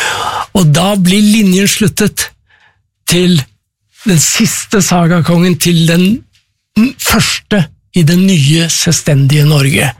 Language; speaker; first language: Norwegian; native; Norwegian